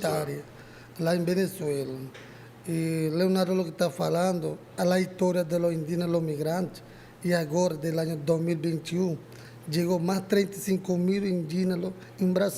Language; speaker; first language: Portuguese; non-native, learner; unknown